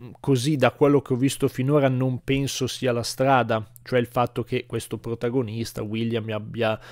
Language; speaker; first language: Italian; native; Italian